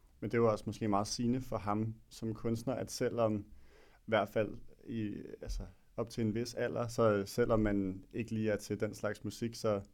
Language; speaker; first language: Danish; native; Danish